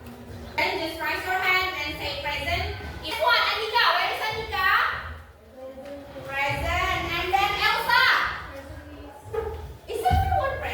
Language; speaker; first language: English; non-native, learner; Indonesian